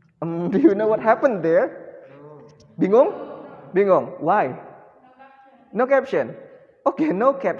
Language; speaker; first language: English; non-native, fluent; Indonesian